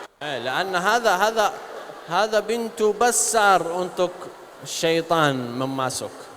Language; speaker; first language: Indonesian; non-native, learner; Arabic